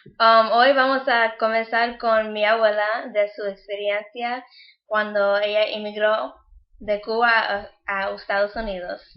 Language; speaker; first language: Spanish; early bilingual, heritage; Spanish